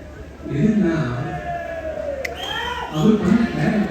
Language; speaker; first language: Tamil; non-native, local second language; Telugu